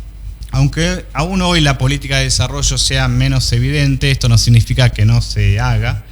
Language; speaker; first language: Spanish; native; Spanish